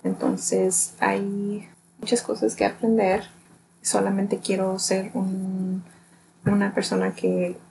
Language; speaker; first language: Spanish; early bilingual, heritage; Spanish